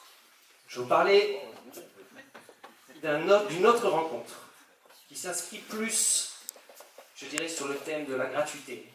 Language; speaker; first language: French; native; French